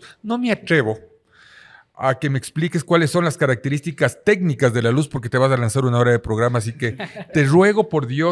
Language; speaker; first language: Spanish; native; Spanish